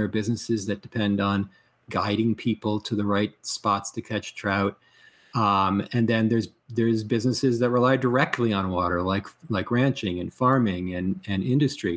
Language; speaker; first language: English; native; English